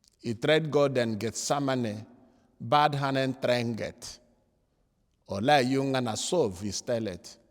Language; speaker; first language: Swedish; non-native, fluent; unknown